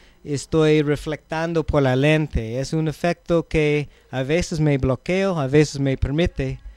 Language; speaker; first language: Spanish; non-native, learner; English